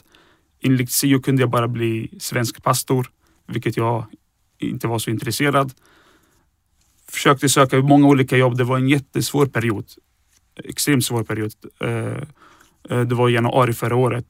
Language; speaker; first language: Swedish; early bilingual, other home language; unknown